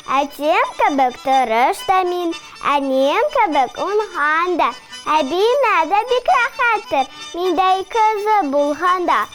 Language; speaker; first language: Tatar; native; Tatar